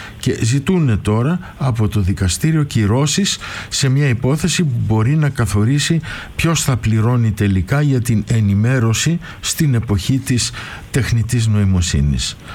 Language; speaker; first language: Greek; native; Greek